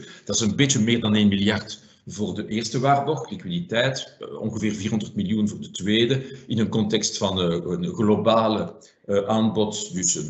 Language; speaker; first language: Dutch; non-native, fluent; French